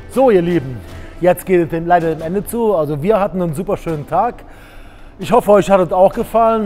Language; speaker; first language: German; native; German